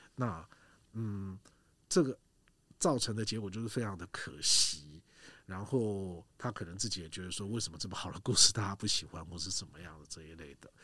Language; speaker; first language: Chinese; native; Chinese